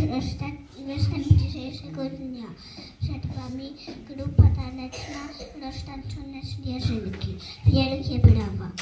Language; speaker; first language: Polish; native; Polish